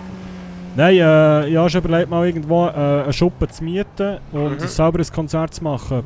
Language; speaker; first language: German; native; German